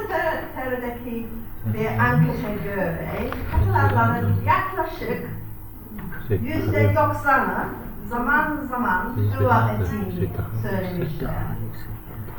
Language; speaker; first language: Turkish; non-native, fluent; English